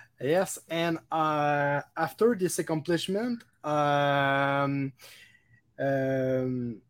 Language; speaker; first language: English; non-native, local second language; French